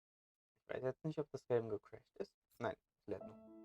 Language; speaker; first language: German; native; German